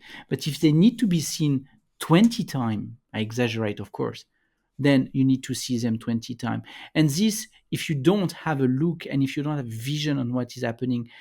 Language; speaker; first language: English; non-native, fluent; French